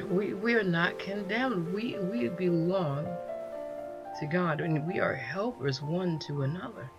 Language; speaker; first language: English; native; English